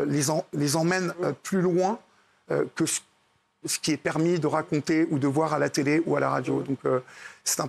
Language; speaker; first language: French; native; French